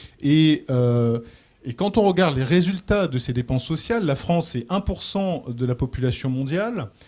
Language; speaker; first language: French; native; French